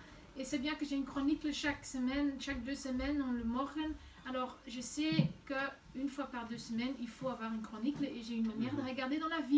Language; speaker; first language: French; non-native, local second language; Dutch